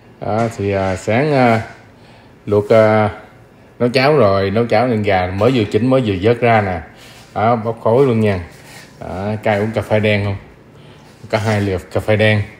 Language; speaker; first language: Vietnamese; native; Vietnamese